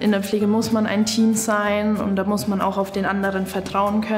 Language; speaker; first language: German; native; German